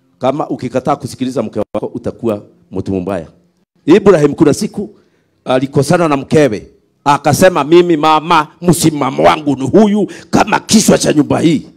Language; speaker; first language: Swahili; non-native, local second language; Kikuyu